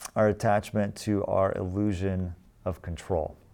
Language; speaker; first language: English; native; English